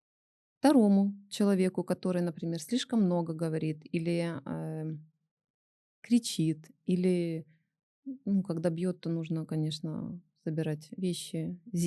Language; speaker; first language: Russian; native; Russian